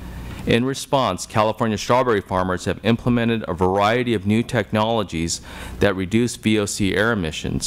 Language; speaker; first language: English; native; English